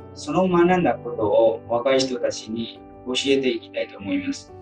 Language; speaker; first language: Japanese; non-native, fluent; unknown